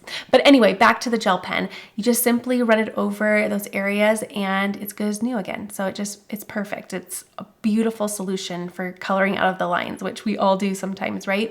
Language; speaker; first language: English; native; English